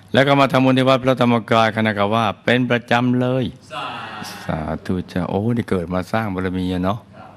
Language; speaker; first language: Thai; native; Thai